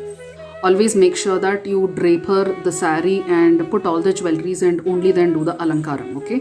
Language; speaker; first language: English; non-native, local second language; Kannada